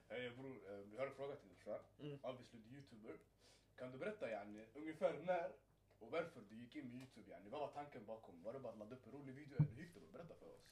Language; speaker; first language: Swedish; early bilingual, other home language; Somali